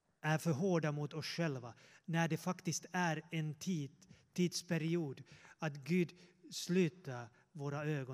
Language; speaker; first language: Swedish; non-native, fluent; Finnish